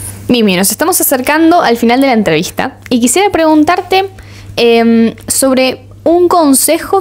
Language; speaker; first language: Spanish; native; Spanish